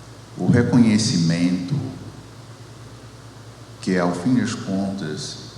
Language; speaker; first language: Portuguese; non-native, fluent; English